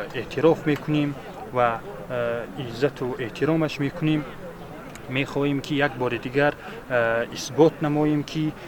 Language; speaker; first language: Tajik; non-native, local second language; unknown